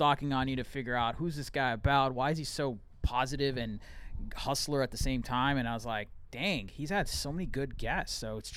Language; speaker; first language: English; native; English